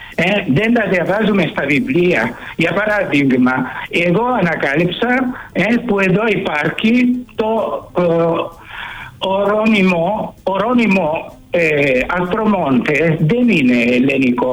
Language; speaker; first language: Greek; non-native, fluent; Italian